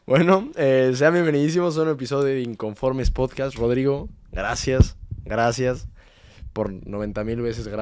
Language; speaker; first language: Spanish; native; Spanish